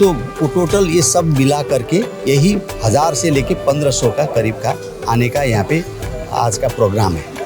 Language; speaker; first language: Hindi; non-native, local second language; Maithili